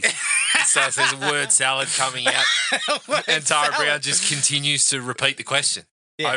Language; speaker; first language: English; native; English